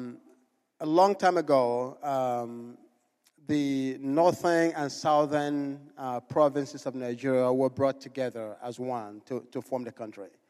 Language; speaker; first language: English; non-native, local second language; Igbo